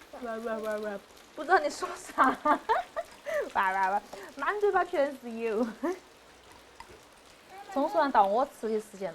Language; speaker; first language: Chinese; native; Chinese